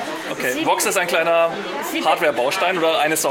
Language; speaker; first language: German; native; German